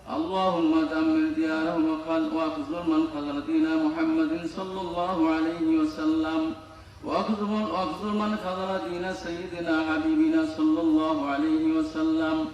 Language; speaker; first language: Arabic; non-native, fluent; Bangla